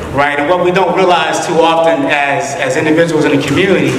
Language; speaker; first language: English; native; English